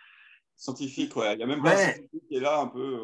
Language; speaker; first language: French; native; French